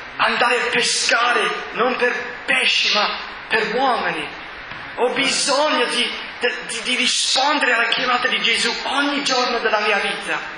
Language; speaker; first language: Italian; non-native, fluent; English